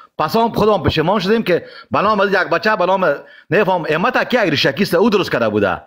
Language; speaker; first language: Persian; native; Persian